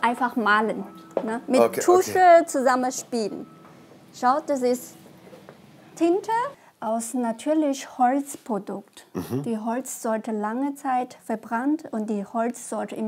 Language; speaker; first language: German; non-native, learner; Chinese